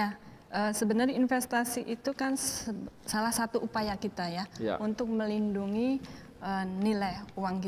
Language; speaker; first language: Indonesian; native; Indonesian